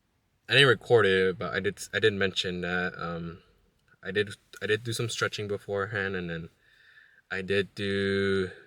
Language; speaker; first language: English; native; English